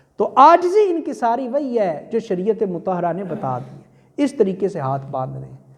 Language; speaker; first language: Urdu; non-native, local second language; Punjabi